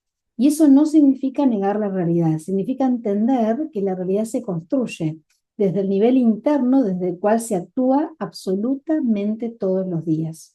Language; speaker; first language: Spanish; native; Spanish